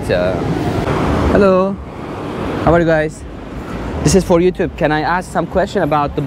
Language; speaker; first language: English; non-native, learner; Turkish